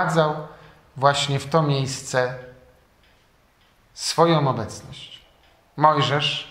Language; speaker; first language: Polish; native; Polish